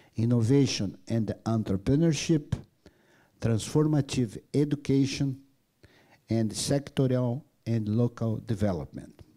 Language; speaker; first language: English; non-native, learner; Portuguese